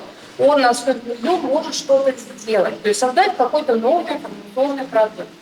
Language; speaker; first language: Russian; native; Russian